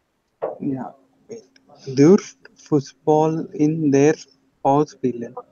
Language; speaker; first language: German; non-native, learner; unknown